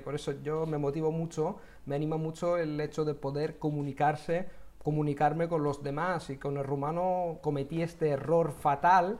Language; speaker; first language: Portuguese; non-native, learner; Italian